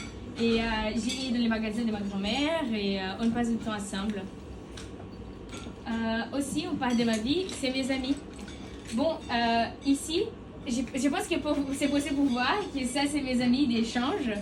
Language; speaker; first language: French; non-native, learner; Portuguese